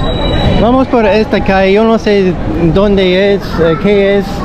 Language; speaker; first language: Spanish; non-native, learner; English